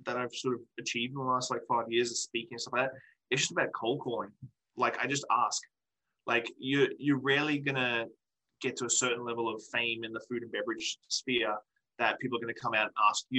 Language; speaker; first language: English; native; English